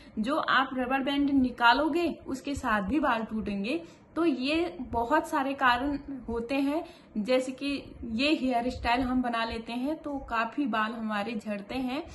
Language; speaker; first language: Hindi; native; Hindi